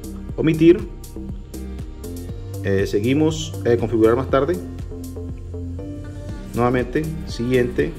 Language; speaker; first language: Spanish; native; Spanish